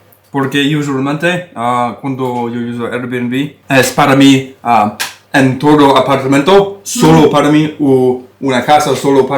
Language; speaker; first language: Spanish; non-native, learner; English